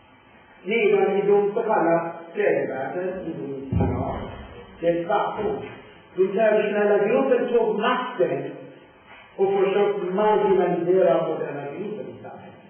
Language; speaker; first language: Swedish; non-native, fluent; Persian